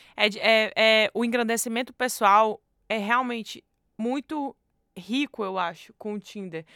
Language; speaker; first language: Portuguese; native; Portuguese